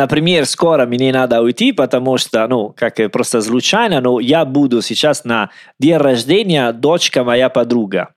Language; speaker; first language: Russian; non-native, learner; Italian